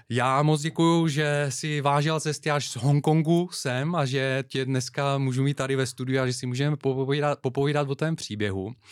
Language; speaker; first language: Czech; non-native, fluent; Bulgarian